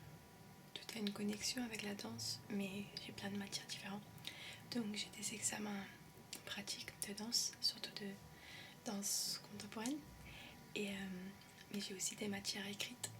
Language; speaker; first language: French; early bilingual, heritage; French